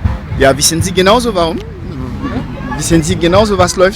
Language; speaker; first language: German; non-native, fluent; French